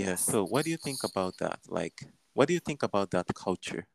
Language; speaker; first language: English; non-native, learner; Japanese